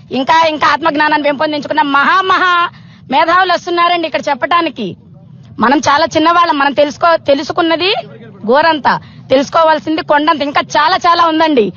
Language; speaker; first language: Telugu; native; Telugu